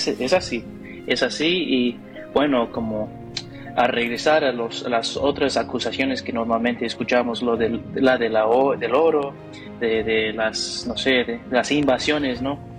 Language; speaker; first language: Spanish; non-native, fluent; English